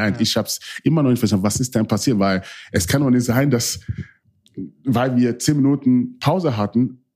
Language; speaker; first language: German; early bilingual, other home language; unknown